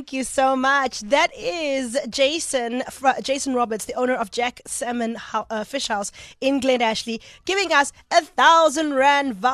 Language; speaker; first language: English; native; English